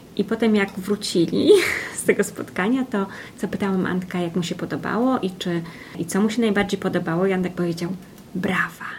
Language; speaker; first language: Polish; native; Polish